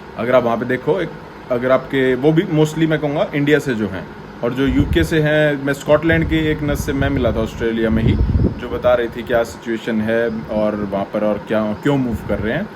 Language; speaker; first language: Hindi; native; Hindi